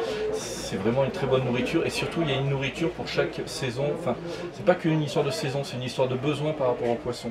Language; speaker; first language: French; native; French